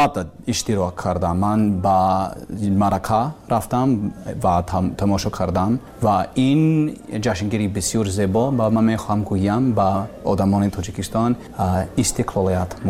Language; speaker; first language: Persian; non-native, learner; English